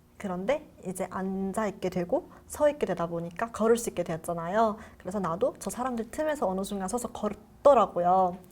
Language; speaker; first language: Korean; native; Korean